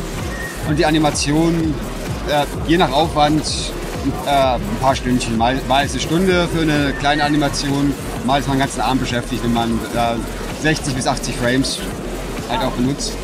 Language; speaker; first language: German; native; German